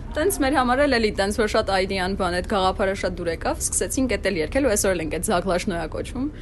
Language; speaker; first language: Armenian; early bilingual, heritage; Armenian